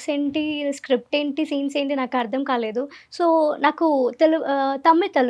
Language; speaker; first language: Telugu; non-native, learner; Malayalam